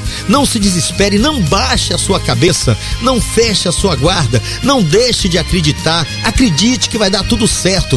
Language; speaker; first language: Portuguese; native; Portuguese